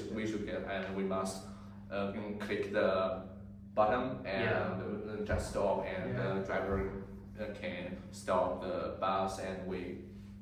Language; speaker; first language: English; non-native, learner; Chinese